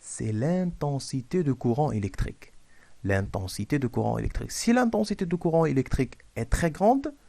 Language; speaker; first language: French; non-native, local second language; Arabic